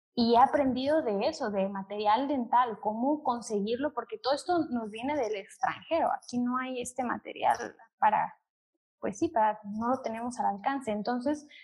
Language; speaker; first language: Spanish; native; Spanish